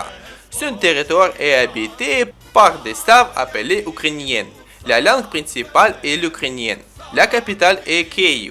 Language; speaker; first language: French; non-native, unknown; Ukrainian